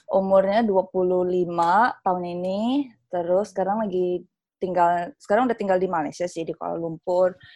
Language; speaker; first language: Indonesian; native; Indonesian